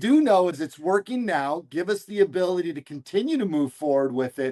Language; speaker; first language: English; native; English